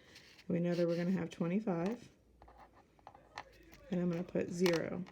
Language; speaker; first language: English; native; English